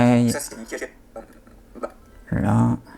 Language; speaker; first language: French; native; French